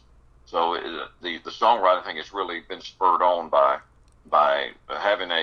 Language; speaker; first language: English; native; English